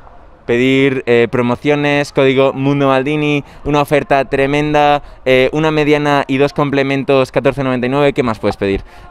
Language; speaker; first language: Spanish; native; Spanish